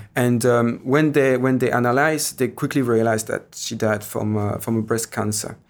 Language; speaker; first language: English; non-native, fluent; French